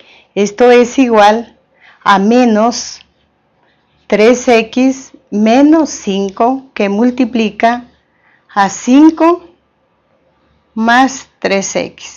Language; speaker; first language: Spanish; native; Spanish